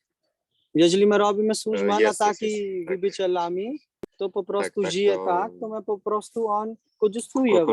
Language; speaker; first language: Polish; non-native, learner; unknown